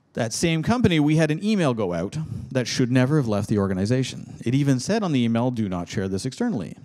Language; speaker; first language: English; native; English